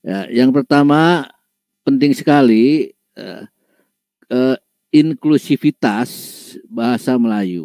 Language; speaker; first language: Indonesian; native; Indonesian